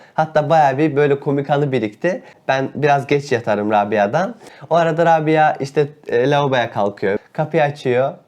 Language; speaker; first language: Turkish; native; Turkish